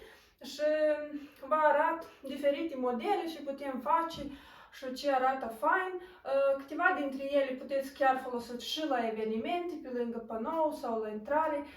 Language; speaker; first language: Romanian; non-native, local second language; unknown